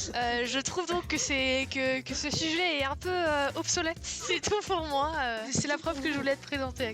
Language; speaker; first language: French; native; French